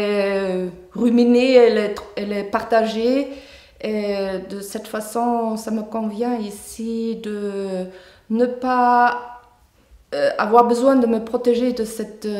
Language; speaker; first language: French; non-native, fluent; German